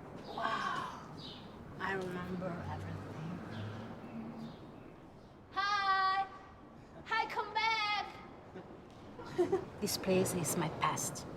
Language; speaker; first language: English; non-native, learner; Spanish